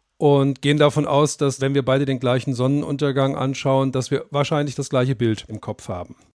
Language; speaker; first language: German; native; German